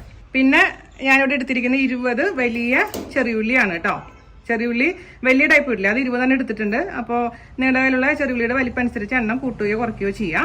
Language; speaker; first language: Malayalam; native; Malayalam